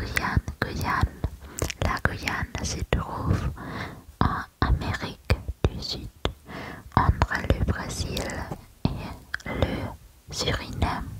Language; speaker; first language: French; non-native, learner; German